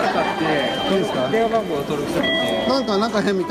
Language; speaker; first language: Japanese; non-native, learner; English